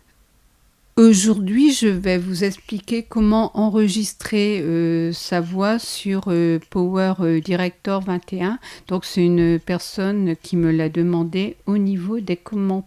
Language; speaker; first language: French; native; French